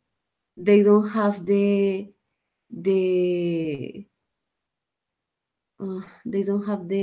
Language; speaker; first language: English; non-native, learner; Spanish